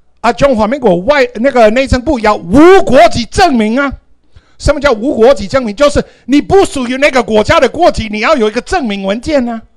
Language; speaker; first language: Chinese; non-native, fluent; English